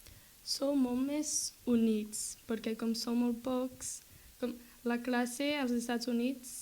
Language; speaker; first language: Catalan; non-native, learner; English